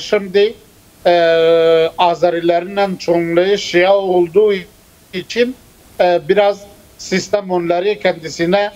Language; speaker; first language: Turkish; non-native, fluent; Kurdish